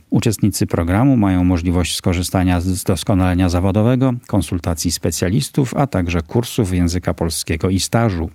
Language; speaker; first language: Polish; native; Polish